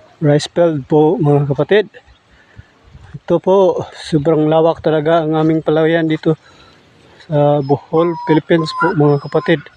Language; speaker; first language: Filipino; non-native, local second language; Cebuano